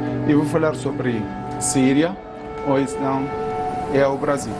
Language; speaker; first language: Portuguese; non-native, fluent; Arabic